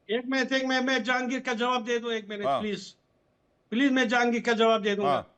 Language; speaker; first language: Hindi; non-native, fluent; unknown